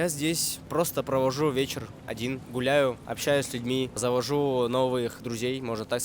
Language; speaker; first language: Russian; native; Russian